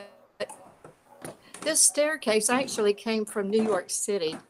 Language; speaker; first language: English; native; English